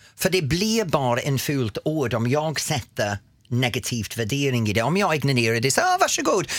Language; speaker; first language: Swedish; non-native, fluent; English